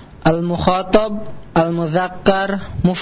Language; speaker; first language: Arabic; non-native, learner; Indonesian